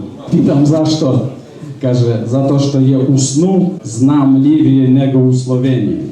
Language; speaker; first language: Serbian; non-native, fluent; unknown